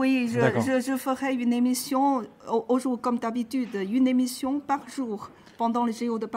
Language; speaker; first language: French; non-native, learner; Chinese